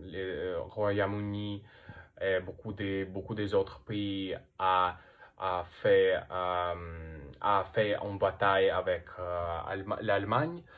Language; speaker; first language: French; non-native, learner; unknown